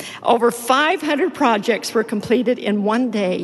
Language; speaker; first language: English; native; English